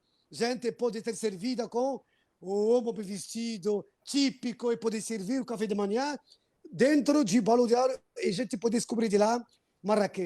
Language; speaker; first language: Portuguese; non-native, fluent; Arabic